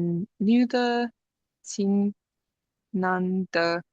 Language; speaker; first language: Chinese; non-native, learner; English